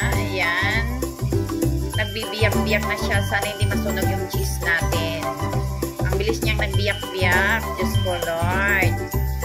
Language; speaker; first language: Filipino; non-native, local second language; Cebuano